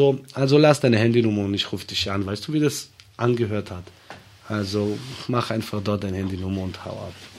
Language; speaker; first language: German; early bilingual, other home language; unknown